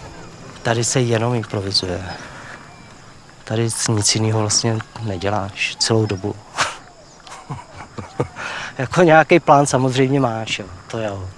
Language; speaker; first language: Czech; native; Czech